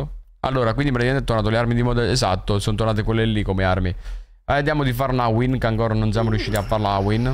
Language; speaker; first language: Italian; native; Italian